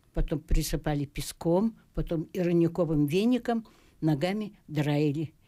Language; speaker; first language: Russian; native; Russian